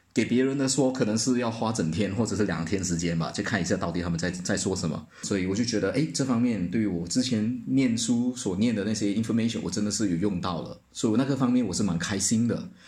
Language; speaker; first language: Chinese; native; Chinese